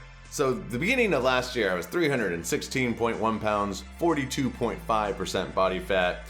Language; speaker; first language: English; native; English